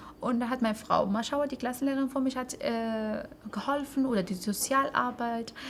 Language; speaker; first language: German; non-native, fluent; Arabic